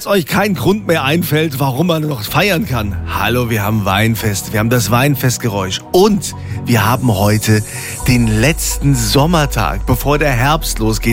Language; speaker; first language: German; native; German